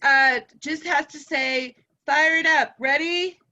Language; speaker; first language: English; native; English